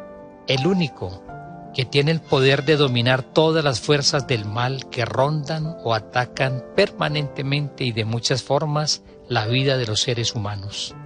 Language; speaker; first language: Spanish; native; Spanish